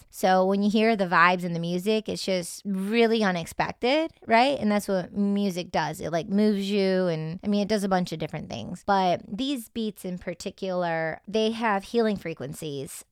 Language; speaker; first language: English; native; English